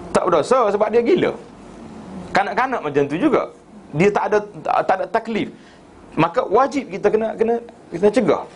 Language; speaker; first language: Malay; native; Malay